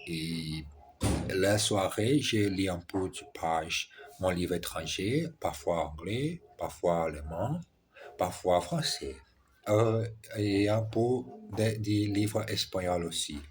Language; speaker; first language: French; non-native, learner; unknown